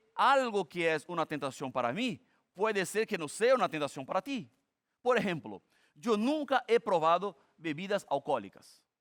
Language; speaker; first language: Spanish; non-native, fluent; Portuguese